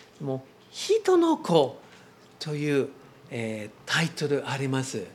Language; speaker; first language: Japanese; non-native, learner; English